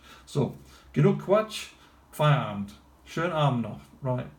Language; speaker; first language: German; non-native, learner; English